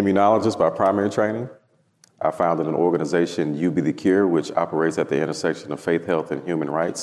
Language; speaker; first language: English; native; English